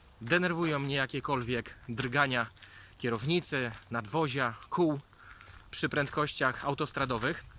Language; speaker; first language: Polish; native; Polish